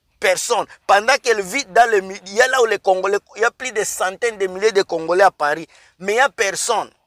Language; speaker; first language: French; non-native, local second language; Lingala